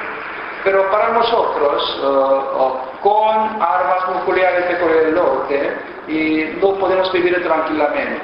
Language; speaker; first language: Spanish; non-native, fluent; Korean